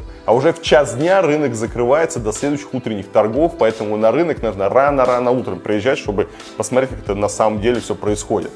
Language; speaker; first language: Russian; native; Russian